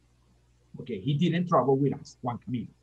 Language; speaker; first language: English; non-native, fluent; Spanish